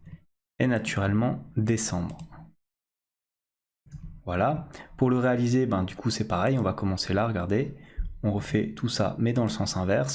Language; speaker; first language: French; native; French